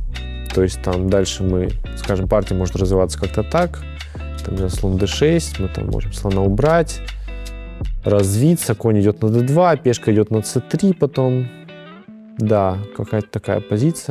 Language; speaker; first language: Russian; native; Russian